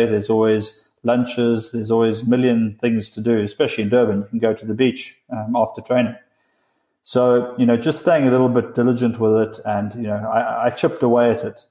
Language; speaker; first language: English; native; English